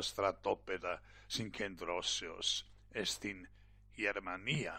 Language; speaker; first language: Greek; non-native, fluent; German